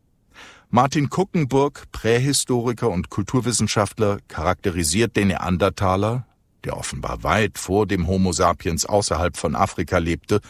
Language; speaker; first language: German; native; German